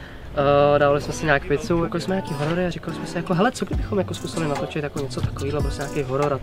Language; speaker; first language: Czech; native; Czech